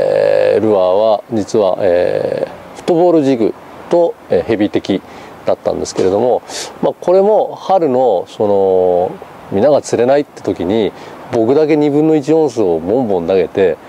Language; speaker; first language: Japanese; native; Japanese